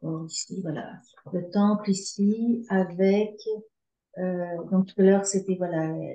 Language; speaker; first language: French; native; French